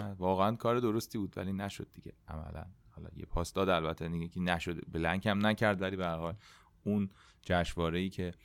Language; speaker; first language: Persian; native; Persian